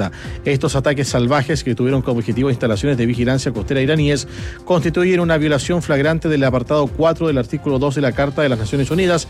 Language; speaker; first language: Spanish; native; Spanish